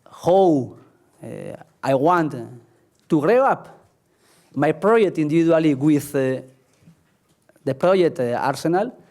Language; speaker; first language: English; non-native, learner; Spanish